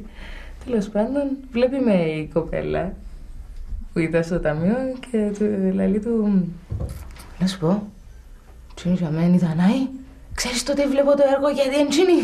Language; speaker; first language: Greek; native; Greek